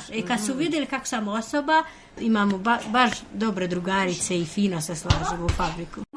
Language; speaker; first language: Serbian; non-native, fluent; Albanian